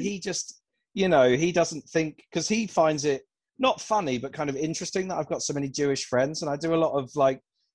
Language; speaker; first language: English; native; English